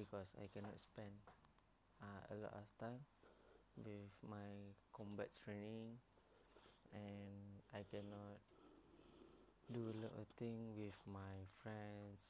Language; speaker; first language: English; non-native, learner; Malay